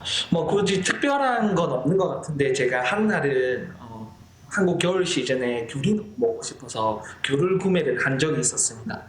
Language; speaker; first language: Korean; native; Korean